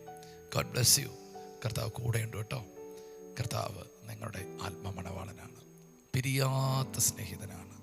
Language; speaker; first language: Malayalam; native; Malayalam